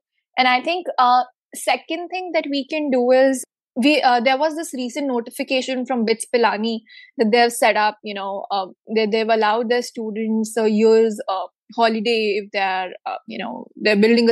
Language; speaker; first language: English; non-native, local second language; Hindi